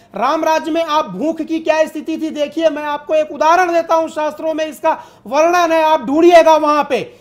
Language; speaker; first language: Hindi; native; Hindi